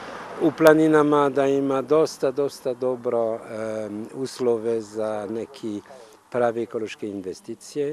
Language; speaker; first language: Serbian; non-native, fluent; French